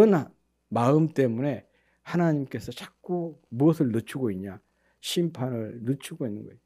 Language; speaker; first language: Korean; native; Korean